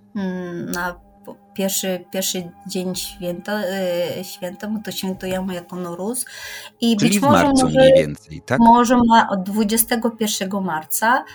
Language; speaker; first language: Polish; non-native, fluent; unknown